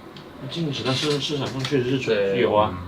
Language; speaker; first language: Chinese; native; Chinese